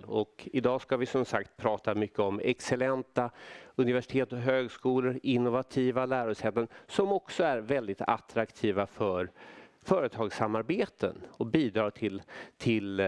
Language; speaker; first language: Swedish; native; Swedish